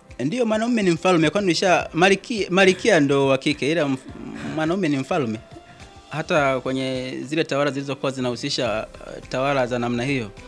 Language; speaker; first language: Swahili; native; Swahili